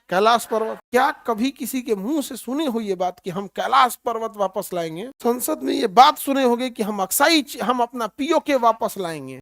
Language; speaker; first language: Hindi; native; Hindi